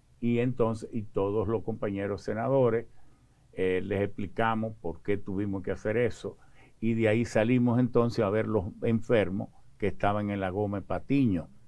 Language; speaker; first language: Spanish; early bilingual, other home language; French